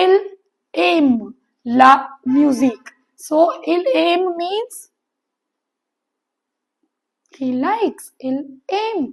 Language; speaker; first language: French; non-native, fluent; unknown